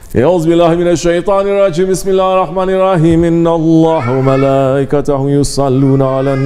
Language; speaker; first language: Arabic; non-native, fluent; Turkish